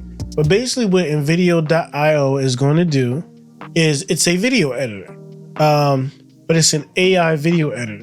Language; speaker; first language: English; native; English